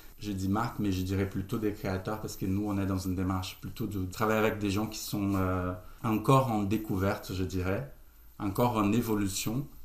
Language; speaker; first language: French; non-native, fluent; Portuguese